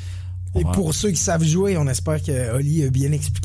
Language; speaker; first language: French; native; French